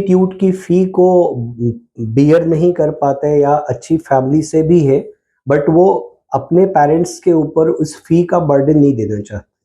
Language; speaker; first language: Hindi; native; Hindi